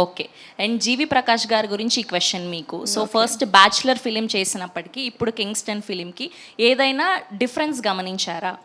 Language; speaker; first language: Telugu; native; Telugu